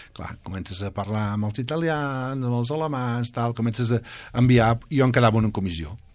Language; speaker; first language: Catalan; native; Catalan